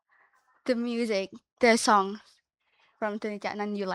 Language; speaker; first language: English; non-native, learner; Indonesian